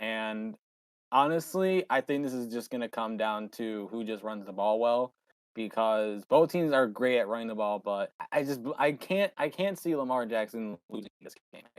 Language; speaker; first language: English; native; English